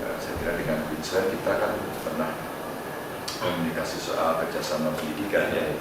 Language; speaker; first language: Indonesian; native; Indonesian